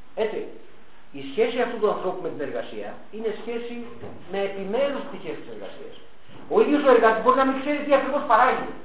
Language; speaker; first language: Greek; early bilingual, heritage; Greek